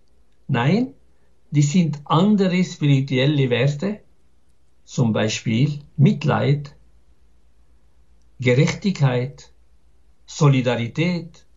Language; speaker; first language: German; non-native, fluent; Arabic